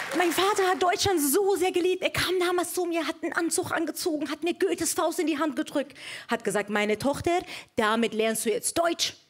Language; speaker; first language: German; early bilingual, other home language; Persian